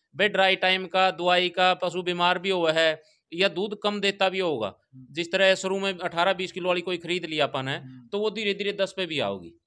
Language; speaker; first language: Hindi; native; Hindi